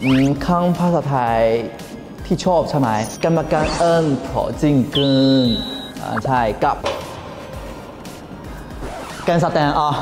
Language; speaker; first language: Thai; non-native, learner; Chinese